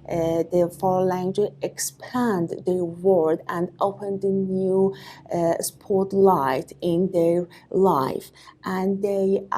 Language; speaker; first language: English; non-native, learner; Persian